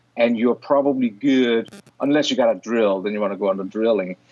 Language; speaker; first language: English; non-native, fluent; Danish